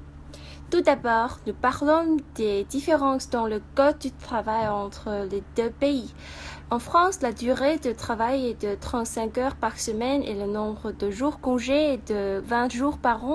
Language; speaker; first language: French; non-native, fluent; Vietnamese